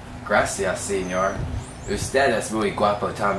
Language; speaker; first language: Spanish; non-native, learner; English